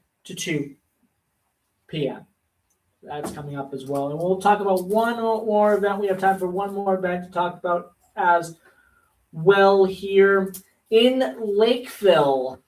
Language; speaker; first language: English; native; English